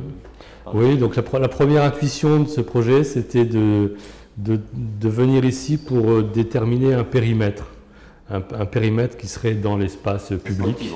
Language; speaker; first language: French; native; French